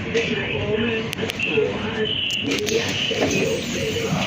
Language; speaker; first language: Hebrew; non-native, fluent; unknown